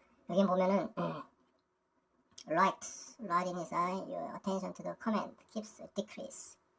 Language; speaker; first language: English; non-native, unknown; Korean